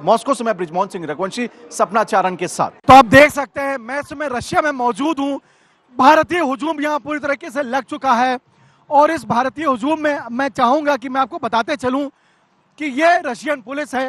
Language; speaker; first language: Hindi; native; Hindi